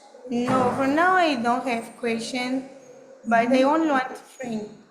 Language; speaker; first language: English; non-native, learner; Portuguese